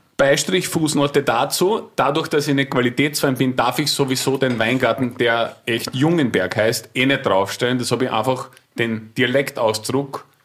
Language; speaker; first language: German; native; German